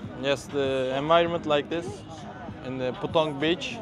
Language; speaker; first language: English; non-native, fluent; Turkish